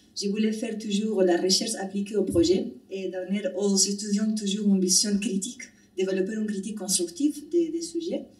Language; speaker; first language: French; non-native, fluent; Spanish